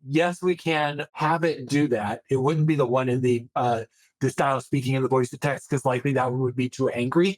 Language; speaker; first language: English; native; English